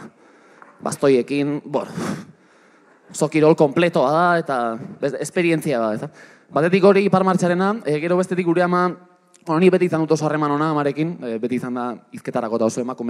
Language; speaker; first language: Basque; native; Basque